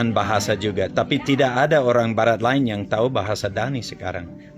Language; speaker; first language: Indonesian; non-native, fluent; English